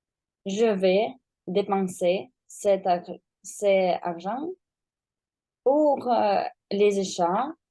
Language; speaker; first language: French; non-native, learner; Russian